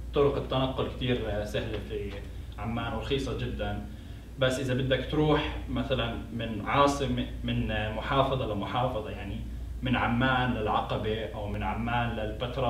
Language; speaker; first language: Arabic; native; Arabic